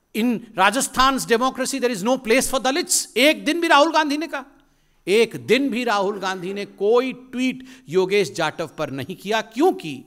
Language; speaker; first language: Hindi; native; Hindi